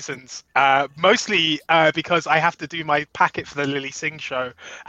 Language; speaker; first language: English; native; English